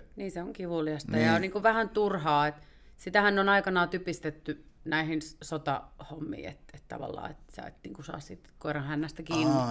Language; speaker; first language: Finnish; native; Finnish